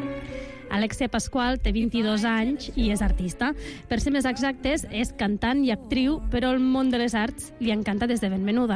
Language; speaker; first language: Catalan; native; Catalan